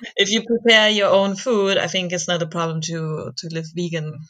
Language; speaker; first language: English; non-native, fluent; German